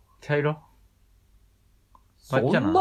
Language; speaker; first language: Japanese; native; Japanese